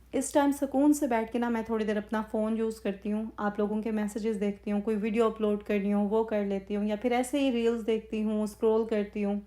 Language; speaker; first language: Urdu; native; Urdu